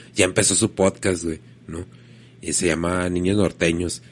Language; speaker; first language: Spanish; native; Spanish